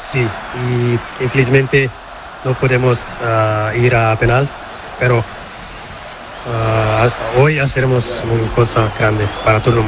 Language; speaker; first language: Spanish; non-native, learner; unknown